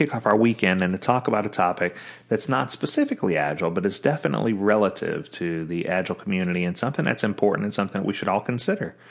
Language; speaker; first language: English; native; English